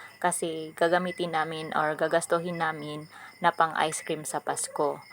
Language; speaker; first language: Filipino; non-native, local second language; Cebuano